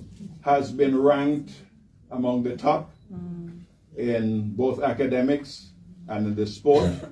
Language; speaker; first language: English; native; English